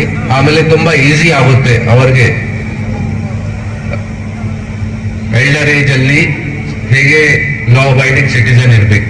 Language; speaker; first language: Kannada; non-native, local second language; Hindi